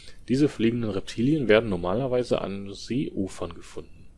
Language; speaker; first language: German; native; German